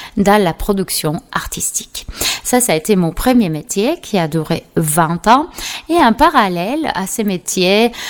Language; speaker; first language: French; non-native, fluent; Spanish